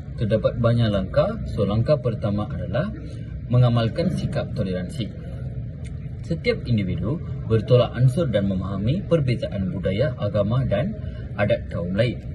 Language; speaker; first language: Malay; non-native, local second language; Iban